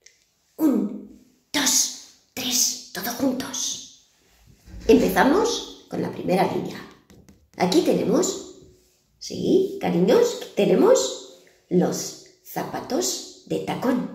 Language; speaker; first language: Spanish; non-native, fluent; Portuguese